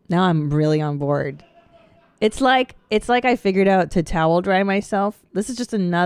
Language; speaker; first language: English; native; English